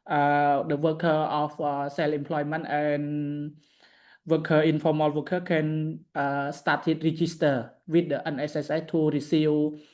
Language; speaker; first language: English; non-native, learner; Khmer